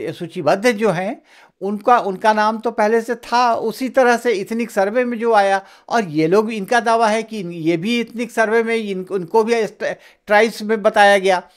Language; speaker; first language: Hindi; native; Hindi